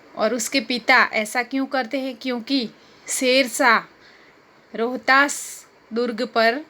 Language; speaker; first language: Hindi; non-native, local second language; Gujarati